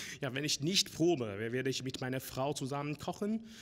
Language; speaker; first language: German; non-native, learner; Chinese